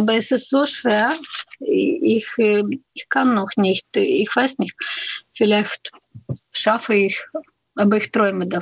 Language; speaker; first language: German; non-native, fluent; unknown